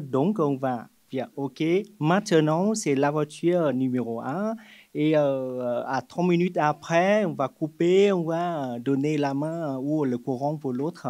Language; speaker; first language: French; non-native, fluent; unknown